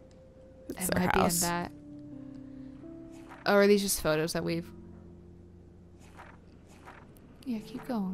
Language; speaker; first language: English; native; English